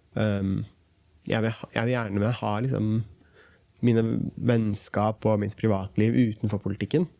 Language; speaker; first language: Norwegian; early bilingual, other home language; Kurdish